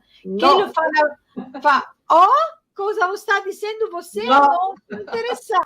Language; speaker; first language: Portuguese; non-native, fluent; Italian